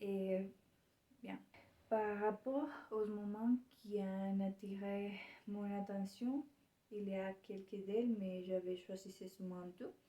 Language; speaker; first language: French; non-native, learner; Spanish